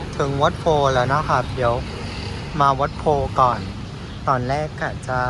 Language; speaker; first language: Thai; non-native, fluent; Vietnamese